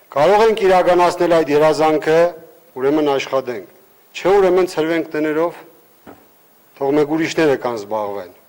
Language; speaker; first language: Armenian; native; Armenian